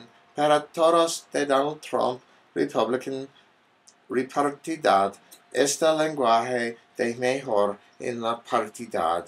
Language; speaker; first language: Spanish; non-native, learner; English